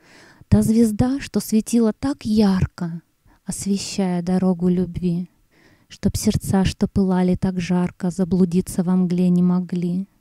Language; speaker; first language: Russian; native; Russian